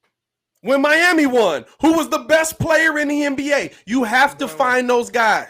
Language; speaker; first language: English; native; English